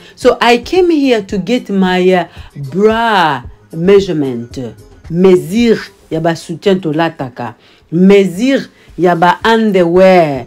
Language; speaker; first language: English; non-native, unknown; Lingala